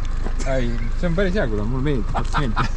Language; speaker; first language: Estonian; native; Estonian